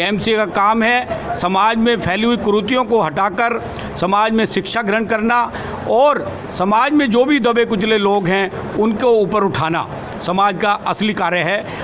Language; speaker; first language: Hindi; native; Hindi